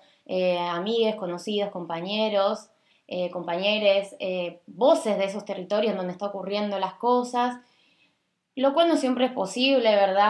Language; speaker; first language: Spanish; native; Spanish